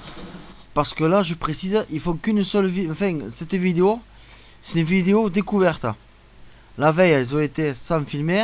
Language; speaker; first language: French; native; French